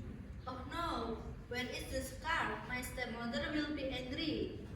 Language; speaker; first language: English; non-native, learner; Indonesian